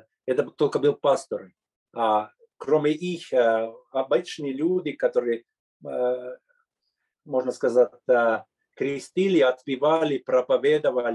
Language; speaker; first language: Russian; non-native, fluent; Finnish